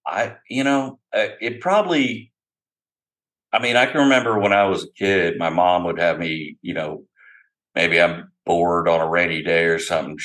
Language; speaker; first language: English; native; English